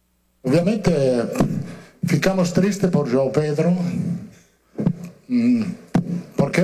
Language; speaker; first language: Portuguese; non-native, learner; Italian